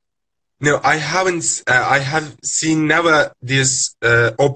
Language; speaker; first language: English; non-native, learner; Turkish